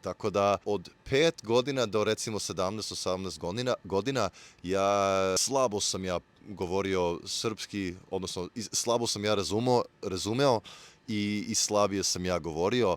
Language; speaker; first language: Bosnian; early bilingual, heritage; Serbian